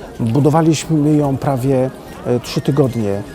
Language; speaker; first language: Polish; native; Polish